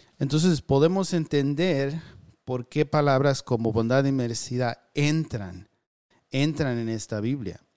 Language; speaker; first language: Spanish; early bilingual, heritage; Spanish